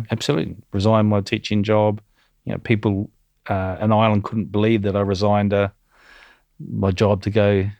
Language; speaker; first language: English; native; English